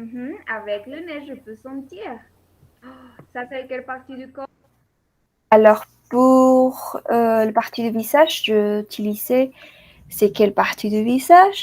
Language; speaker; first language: French; non-native, learner; Spanish